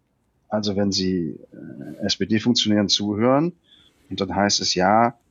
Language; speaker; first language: German; native; German